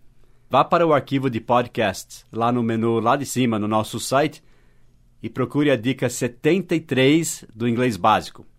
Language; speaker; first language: Portuguese; non-native, fluent; English